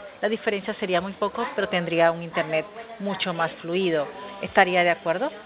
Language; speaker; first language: Spanish; native; Spanish